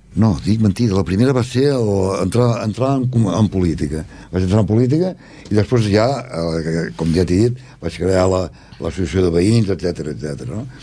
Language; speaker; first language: Catalan; native; Catalan